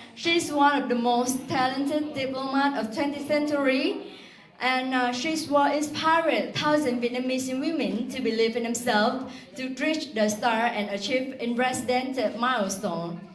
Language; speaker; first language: English; non-native, fluent; Vietnamese